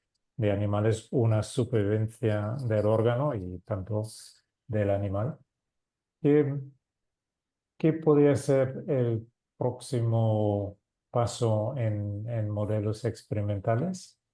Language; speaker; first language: Spanish; non-native, fluent; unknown